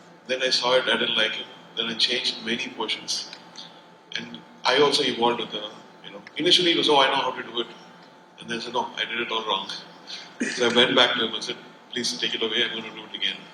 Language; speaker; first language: English; non-native, local second language; Tamil